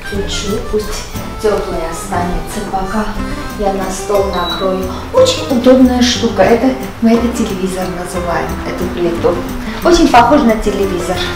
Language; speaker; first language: Russian; non-native, fluent; Armenian